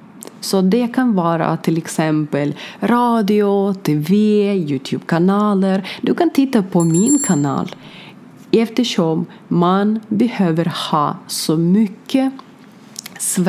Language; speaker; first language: Swedish; non-native, learner; Ukrainian